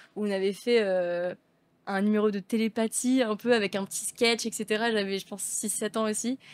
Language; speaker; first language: French; native; French